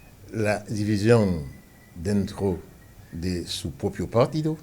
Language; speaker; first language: Spanish; non-native, fluent; Haitian Creole